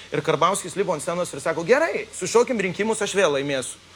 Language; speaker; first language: Lithuanian; early bilingual, heritage; Spanish